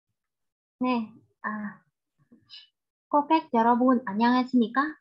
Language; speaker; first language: Korean; non-native, learner; Vietnamese